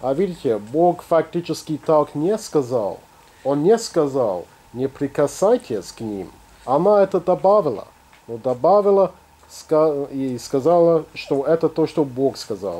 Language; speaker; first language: Russian; non-native, fluent; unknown